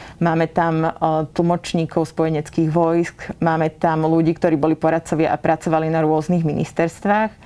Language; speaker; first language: Slovak; native; Slovak